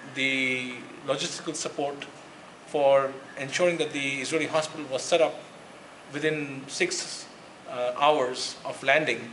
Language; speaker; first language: English; non-native, local second language; Gujarati